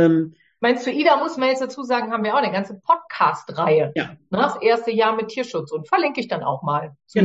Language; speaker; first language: German; native; German